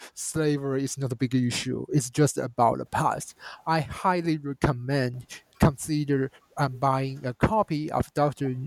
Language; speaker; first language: English; non-native, fluent; Chinese